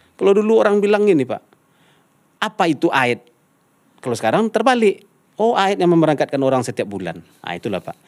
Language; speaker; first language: Indonesian; non-native, local second language; Minangkabau